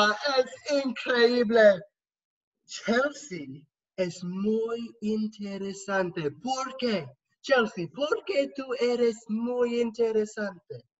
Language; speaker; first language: Spanish; non-native, learner; English